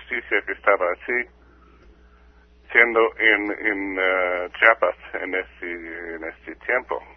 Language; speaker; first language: Spanish; non-native, fluent; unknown